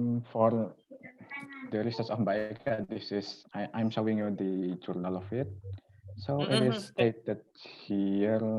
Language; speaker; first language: English; non-native, local second language; Indonesian